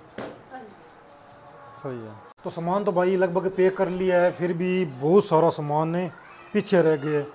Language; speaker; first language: Hindi; native; Hindi